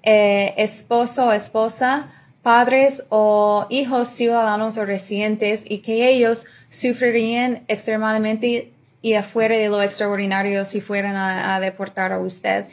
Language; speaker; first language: Spanish; early bilingual, other home language; English